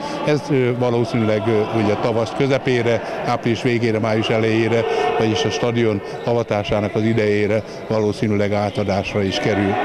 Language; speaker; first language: Hungarian; native; Hungarian